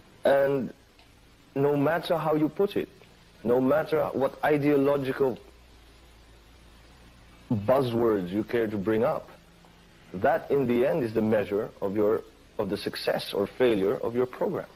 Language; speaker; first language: English; non-native, fluent; Filipino